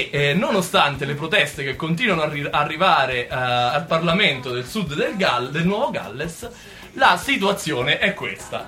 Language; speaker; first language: Italian; native; Italian